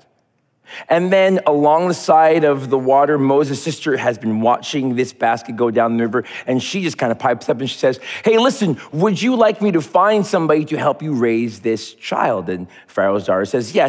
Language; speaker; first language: English; native; English